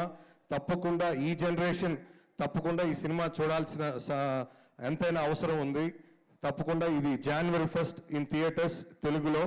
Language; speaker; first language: Telugu; native; Telugu